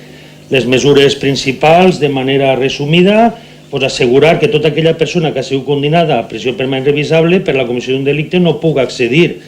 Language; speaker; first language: Catalan; native; Catalan